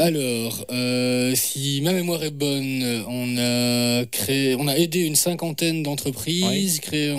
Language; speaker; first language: French; native; French